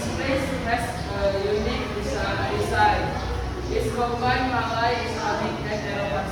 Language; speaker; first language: English; non-native, learner; Indonesian